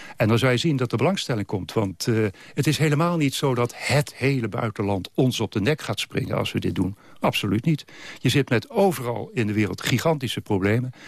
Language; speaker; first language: Dutch; native; Dutch